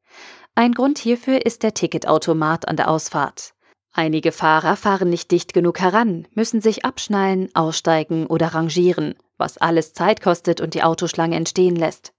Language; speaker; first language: German; native; German